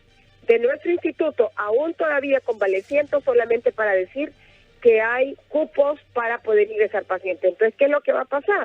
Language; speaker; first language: Spanish; native; Spanish